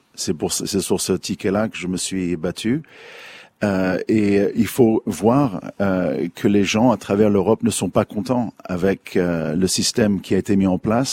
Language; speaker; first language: French; early bilingual, other home language; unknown